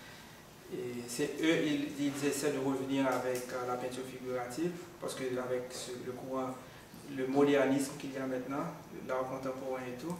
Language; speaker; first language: French; non-native, local second language; Haitian Creole